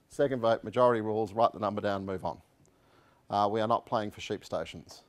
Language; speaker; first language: English; native; English